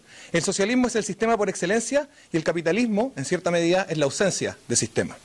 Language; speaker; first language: Spanish; native; Spanish